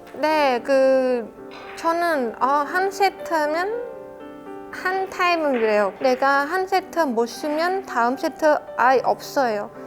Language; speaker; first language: Korean; non-native, learner; Khmer